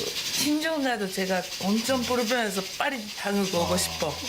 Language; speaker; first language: Korean; non-native, fluent; Japanese